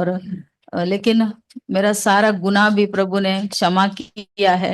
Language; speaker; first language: Hindi; non-native, local second language; Malayalam